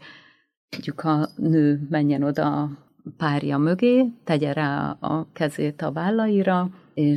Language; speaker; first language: Hungarian; native; Hungarian